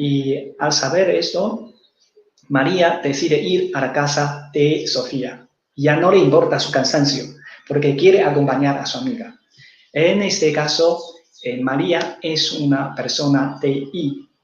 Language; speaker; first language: Spanish; non-native, fluent; Chinese